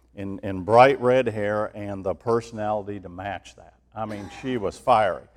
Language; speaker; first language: English; native; English